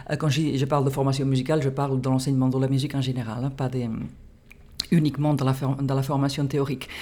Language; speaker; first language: French; non-native, fluent; Catalan